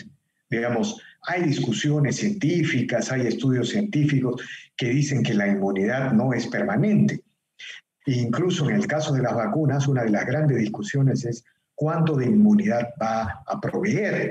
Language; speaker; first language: Spanish; native; Spanish